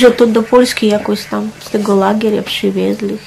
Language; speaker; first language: Polish; non-native, fluent; Russian